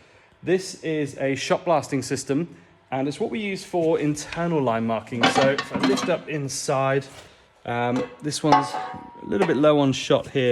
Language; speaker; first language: English; native; English